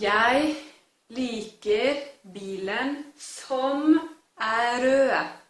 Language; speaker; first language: Norwegian; non-native, learner; English